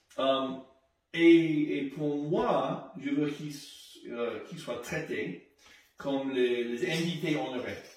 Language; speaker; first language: French; non-native, fluent; English